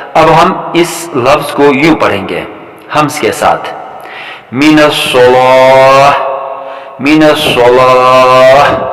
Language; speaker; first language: Urdu; non-native, local second language; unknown